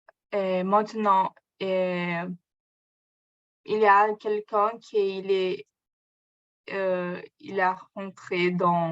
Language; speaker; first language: French; non-native, learner; Portuguese